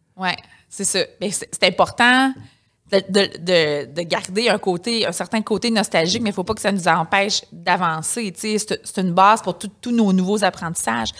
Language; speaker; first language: French; native; French